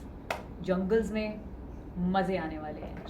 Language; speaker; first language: Hindi; native; Hindi